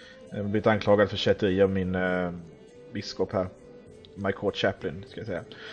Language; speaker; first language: Swedish; native; Swedish